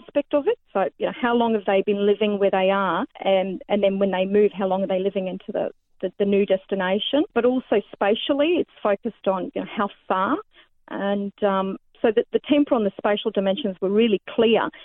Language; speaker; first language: English; native; English